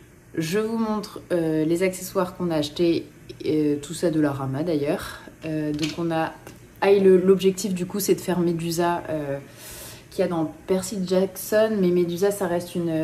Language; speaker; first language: French; native; French